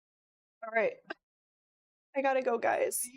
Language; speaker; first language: English; native; English